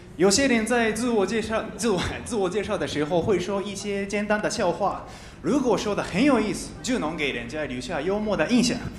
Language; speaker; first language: Chinese; non-native, fluent; Japanese